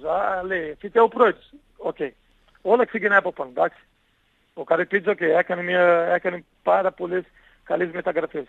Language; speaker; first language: Greek; non-native, learner; Portuguese